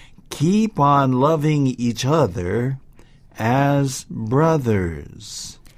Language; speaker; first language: English; native; English